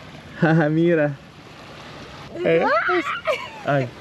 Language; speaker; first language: Spanish; non-native, learner; Lithuanian